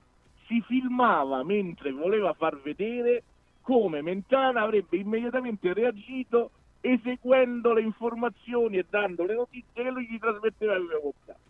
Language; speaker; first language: Italian; native; Italian